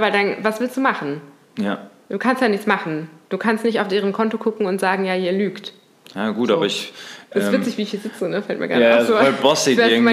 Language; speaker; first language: German; native; German